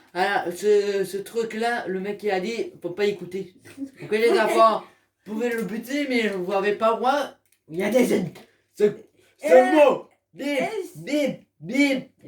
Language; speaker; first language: French; native; French